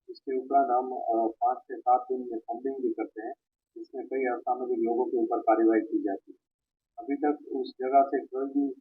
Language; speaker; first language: Hindi; non-native, local second language; Gujarati